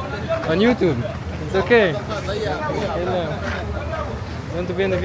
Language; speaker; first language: English; non-native, learner; French